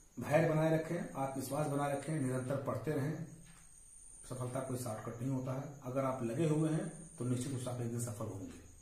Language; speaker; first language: Hindi; native; Hindi